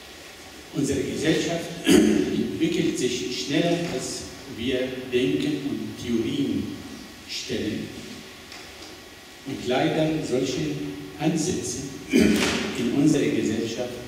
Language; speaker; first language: German; non-native, fluent; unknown